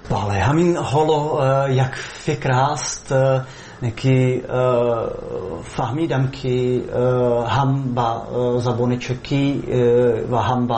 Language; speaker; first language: Tajik; non-native, fluent; Czech